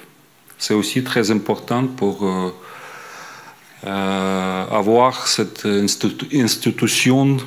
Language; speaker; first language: French; non-native, fluent; Ukrainian